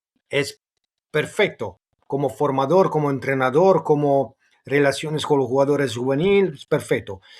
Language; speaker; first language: Spanish; non-native, fluent; Italian